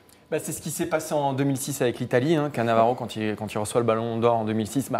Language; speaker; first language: French; native; French